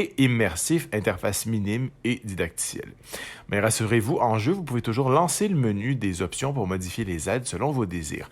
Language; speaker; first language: French; native; French